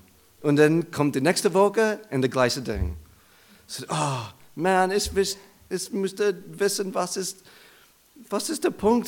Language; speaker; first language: German; non-native, learner; English